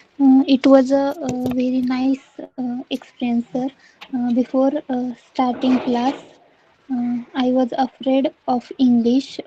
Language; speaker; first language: English; non-native, learner; Marathi